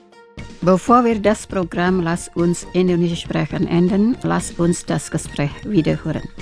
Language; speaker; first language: German; non-native, fluent; Indonesian